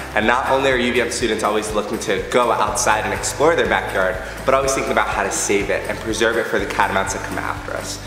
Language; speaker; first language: English; native; English